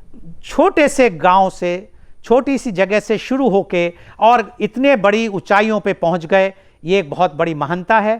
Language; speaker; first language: Hindi; native; Hindi